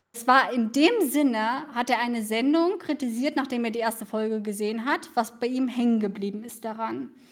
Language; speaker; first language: German; early bilingual, other home language; Russian